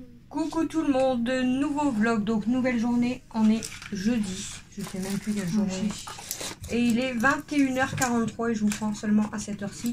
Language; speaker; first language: French; native; French